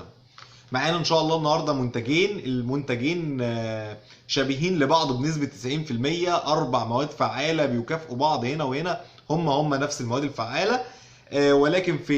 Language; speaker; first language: Arabic; native; Arabic